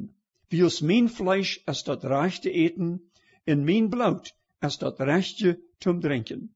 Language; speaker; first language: German; early bilingual, heritage; Plautdietsch